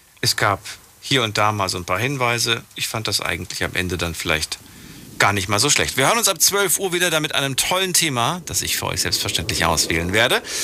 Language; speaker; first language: German; native; German